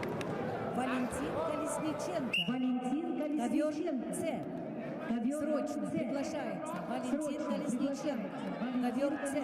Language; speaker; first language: Russian; native; Russian